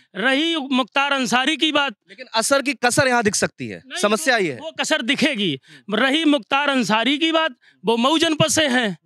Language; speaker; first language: Hindi; native; Hindi